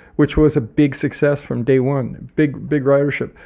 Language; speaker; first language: English; native; English